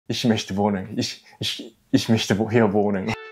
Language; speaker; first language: German; non-native, learner; Japanese